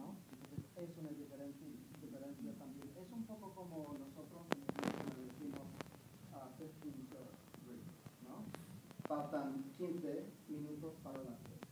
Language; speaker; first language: Spanish; non-native, fluent; English